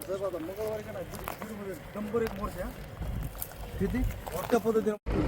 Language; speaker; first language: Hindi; non-native, local second language; Marathi